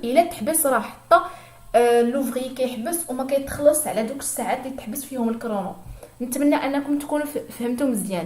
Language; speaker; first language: Arabic; native; Arabic